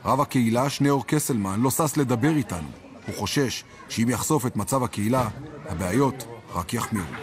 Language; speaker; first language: Hebrew; native; Hebrew